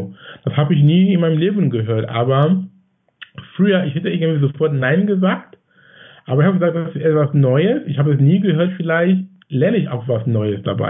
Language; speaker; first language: German; non-native, fluent; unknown